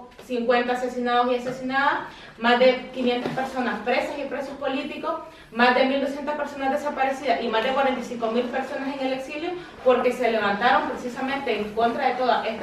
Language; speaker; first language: Spanish; native; Spanish